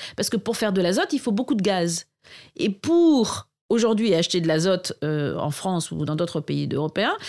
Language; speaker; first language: French; native; French